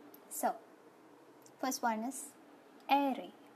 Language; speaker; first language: English; non-native, local second language; Malayalam